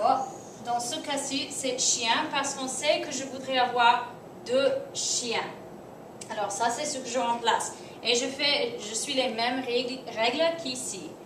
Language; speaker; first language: French; non-native, fluent; English